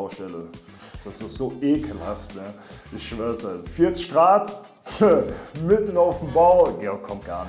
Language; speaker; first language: German; non-native, learner; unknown